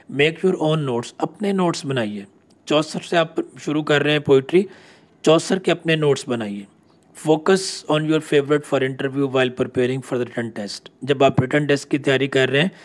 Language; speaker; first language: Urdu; non-native, local second language; Punjabi